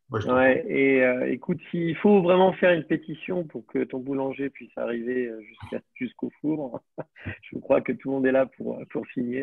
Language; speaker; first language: French; native; French